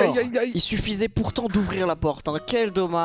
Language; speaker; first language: French; native; French